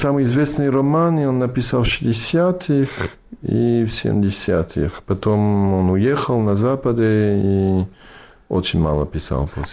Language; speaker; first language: Russian; non-native, fluent; English